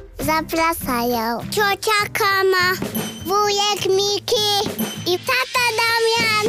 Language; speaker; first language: Polish; native; Polish